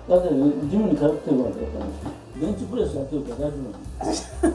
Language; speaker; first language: Japanese; native; Japanese